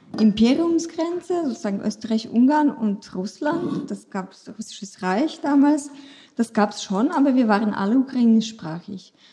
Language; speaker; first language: German; non-native, fluent; Ukrainian